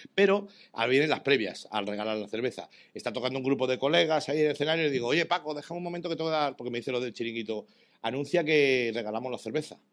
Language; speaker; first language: Spanish; native; Spanish